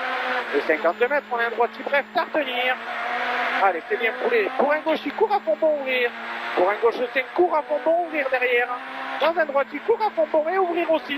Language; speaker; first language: French; native; French